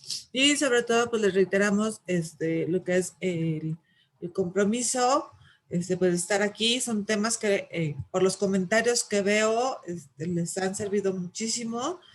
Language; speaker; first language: Spanish; native; Spanish